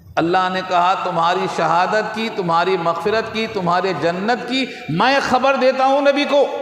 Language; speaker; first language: Urdu; native; Urdu